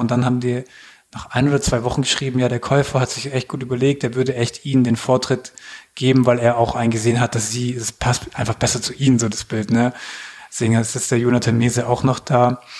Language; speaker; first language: German; native; German